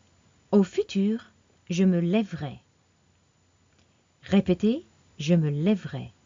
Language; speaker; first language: French; non-native, fluent; English